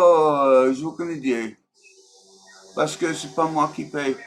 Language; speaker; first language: French; non-native, learner; English